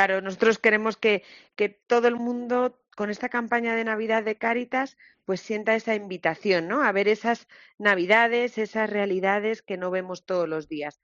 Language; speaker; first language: Spanish; native; Spanish